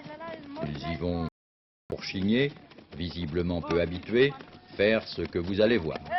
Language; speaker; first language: French; native; French